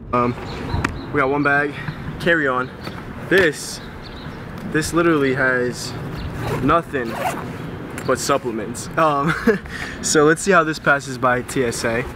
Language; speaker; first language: English; early bilingual, other home language; Turkish